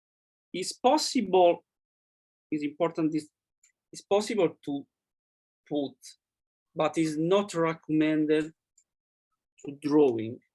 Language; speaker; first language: English; non-native, learner; Italian